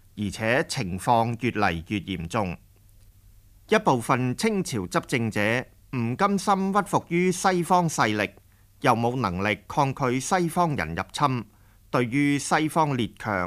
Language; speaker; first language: Chinese; non-native, local second language; Cantonese